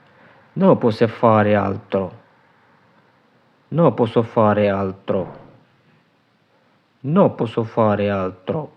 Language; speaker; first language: Italian; non-native, learner; Urdu